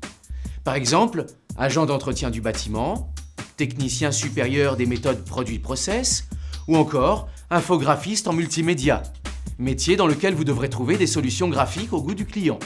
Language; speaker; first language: French; native; French